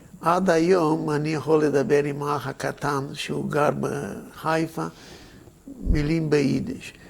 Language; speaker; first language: Hebrew; non-native, fluent; Yiddish